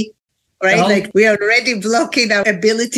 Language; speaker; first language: English; non-native, fluent; Hebrew